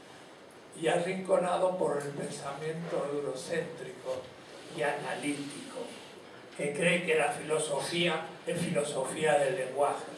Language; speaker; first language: Spanish; native; Spanish